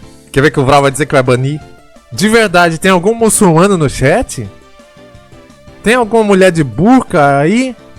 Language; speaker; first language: Portuguese; native; Portuguese